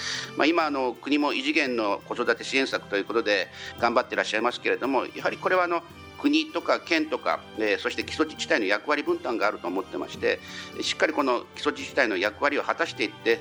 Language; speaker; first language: Japanese; native; Japanese